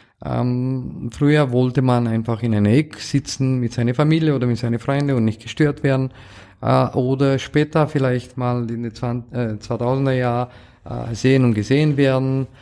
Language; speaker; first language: German; non-native, fluent; Romanian